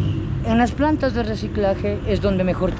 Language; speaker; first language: Spanish; native; Spanish